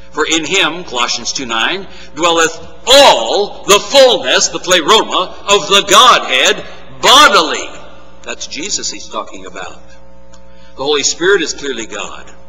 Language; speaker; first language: English; native; English